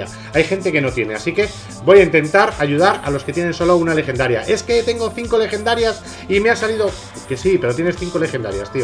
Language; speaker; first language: Spanish; native; Spanish